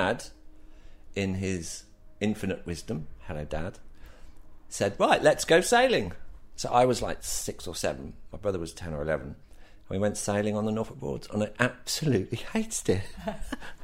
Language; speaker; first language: English; native; English